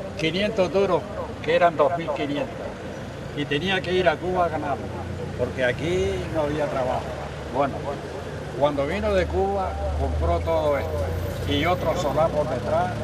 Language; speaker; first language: Spanish; native; Spanish